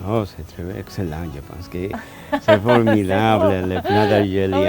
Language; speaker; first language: French; non-native, fluent; Spanish